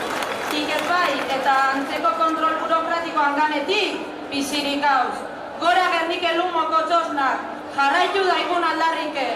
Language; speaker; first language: Basque; native; Basque